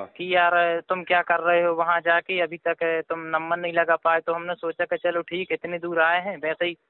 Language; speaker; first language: Hindi; native; Hindi